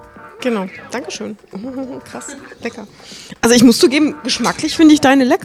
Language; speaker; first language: German; native; German